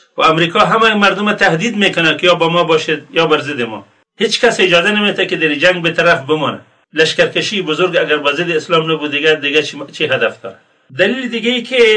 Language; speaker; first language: Persian; native; Persian